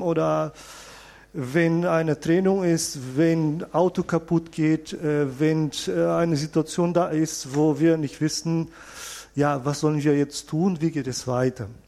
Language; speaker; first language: German; non-native, fluent; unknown